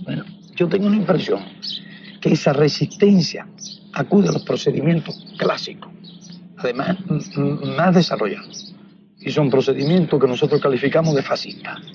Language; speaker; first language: Spanish; native; Spanish